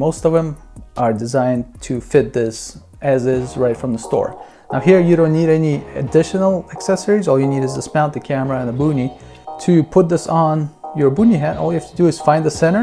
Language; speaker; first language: English; native; English